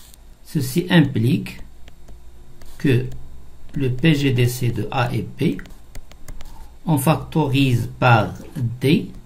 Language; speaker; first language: French; non-native, local second language; Arabic